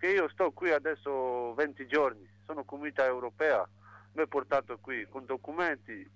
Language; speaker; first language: Italian; non-native, learner; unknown